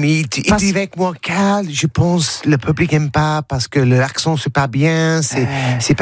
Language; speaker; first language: French; non-native, learner; English